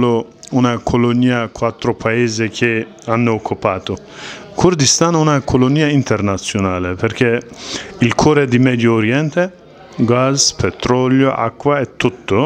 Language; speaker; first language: Italian; non-native, learner; Kurdish